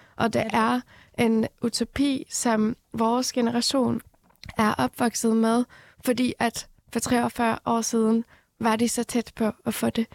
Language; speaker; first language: Danish; non-native, fluent; Persian